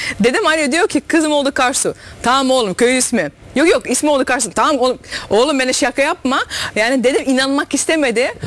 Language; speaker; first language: Turkish; early bilingual, heritage; Dutch